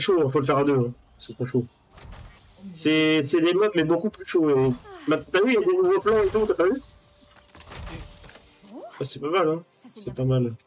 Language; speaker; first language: French; native; French